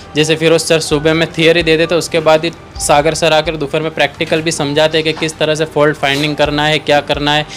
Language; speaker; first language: Hindi; non-native, local second language; Gujarati